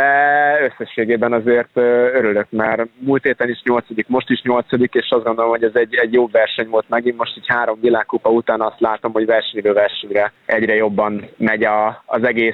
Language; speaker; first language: Hungarian; native; Hungarian